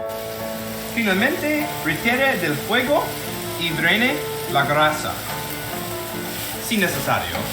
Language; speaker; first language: Spanish; non-native, learner; English